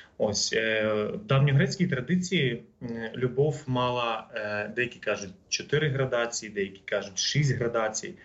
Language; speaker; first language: Ukrainian; native; Ukrainian